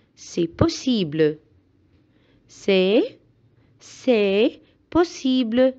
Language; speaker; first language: French; non-native, fluent; Arabic